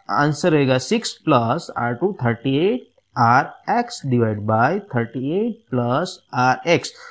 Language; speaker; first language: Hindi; non-native, local second language; Gujarati